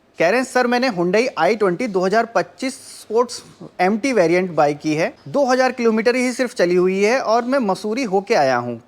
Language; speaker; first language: Hindi; native; Hindi